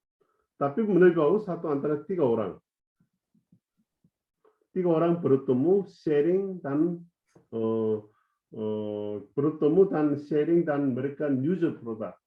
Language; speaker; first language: Indonesian; non-native, fluent; Korean